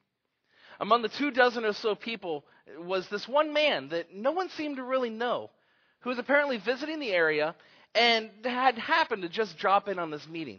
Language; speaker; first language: English; native; English